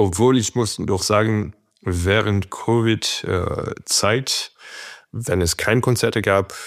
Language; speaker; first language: German; non-native, fluent; French